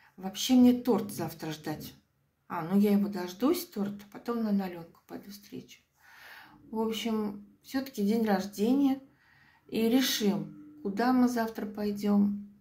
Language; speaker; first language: Russian; native; Russian